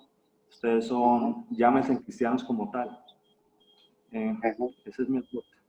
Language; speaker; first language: Spanish; native; Spanish